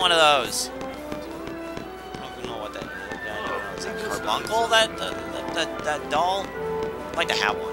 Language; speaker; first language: English; native; English